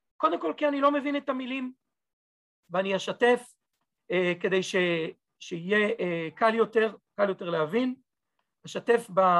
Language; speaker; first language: Hebrew; native; Hebrew